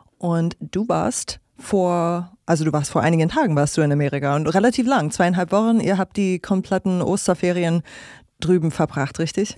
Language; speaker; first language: German; non-native, fluent; English